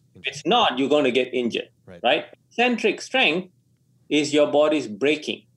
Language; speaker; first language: English; non-native, local second language; Tamil